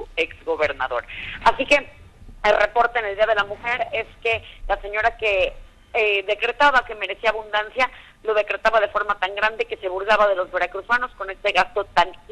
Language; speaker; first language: Spanish; native; Spanish